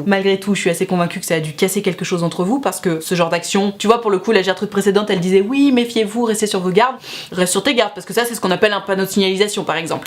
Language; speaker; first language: French; native; French